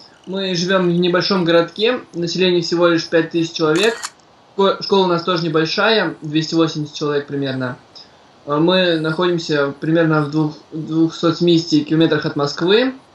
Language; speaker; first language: Russian; native; Russian